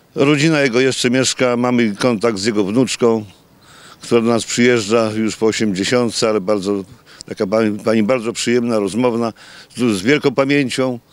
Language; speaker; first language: Polish; native; Polish